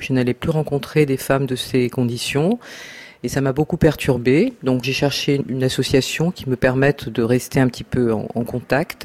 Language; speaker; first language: French; native; French